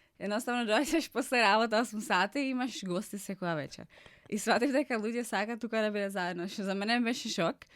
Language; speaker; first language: Macedonian; non-native, fluent; Czech